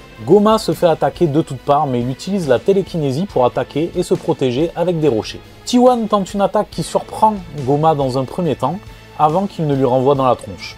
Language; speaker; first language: French; native; French